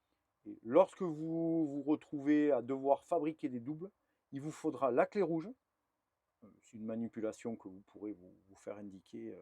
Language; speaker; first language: French; native; French